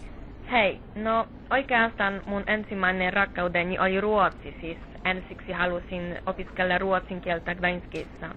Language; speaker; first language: Finnish; non-native, fluent; Polish